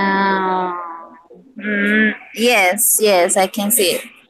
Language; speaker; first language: English; non-native, learner; Spanish